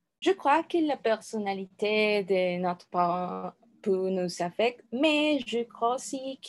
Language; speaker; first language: French; non-native, learner; Spanish